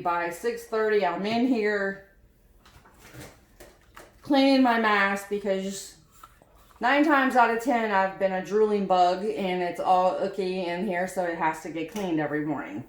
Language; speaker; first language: English; native; English